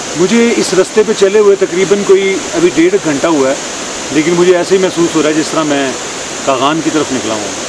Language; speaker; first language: Urdu; non-native, local second language; Punjabi